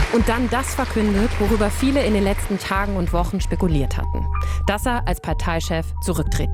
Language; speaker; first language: German; native; German